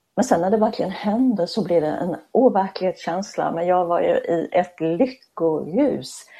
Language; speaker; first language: Swedish; native; Swedish